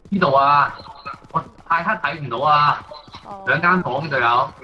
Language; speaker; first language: Chinese; native; Chinese